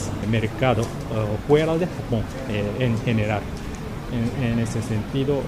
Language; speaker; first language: Spanish; non-native, learner; Japanese